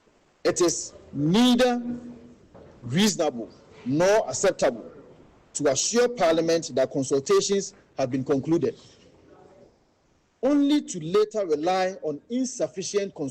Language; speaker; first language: English; native; English